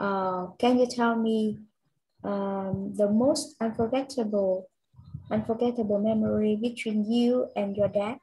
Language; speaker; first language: English; non-native, learner; Vietnamese